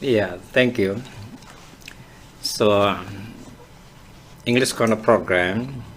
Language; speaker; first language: English; non-native, fluent; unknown